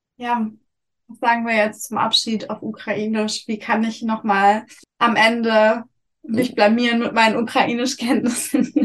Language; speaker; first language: German; native; German